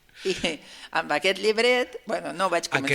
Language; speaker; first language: Catalan; non-native, fluent; Russian